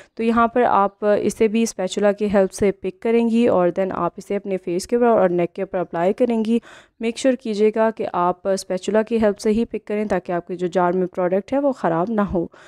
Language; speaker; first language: Hindi; native; Hindi